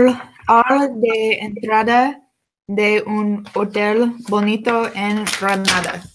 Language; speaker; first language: Spanish; non-native, learner; English